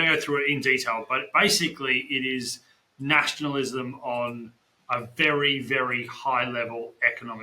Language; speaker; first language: English; native; English